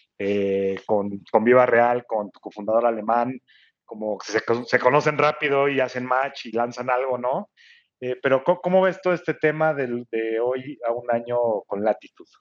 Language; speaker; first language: Spanish; native; Spanish